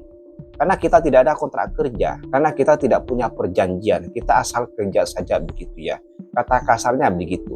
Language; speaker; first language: Indonesian; native; Indonesian